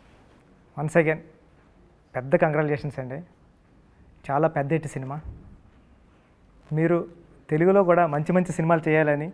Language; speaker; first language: Telugu; native; Telugu